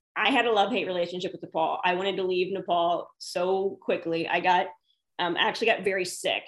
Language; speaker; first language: English; native; English